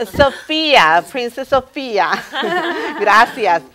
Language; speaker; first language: Spanish; early bilingual, heritage; Spanish